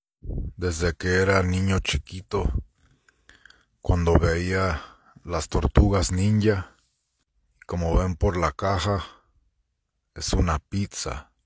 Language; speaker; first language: Spanish; early bilingual, heritage; Spanish